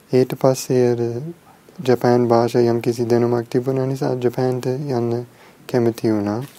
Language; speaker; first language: Sinhala; non-native, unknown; English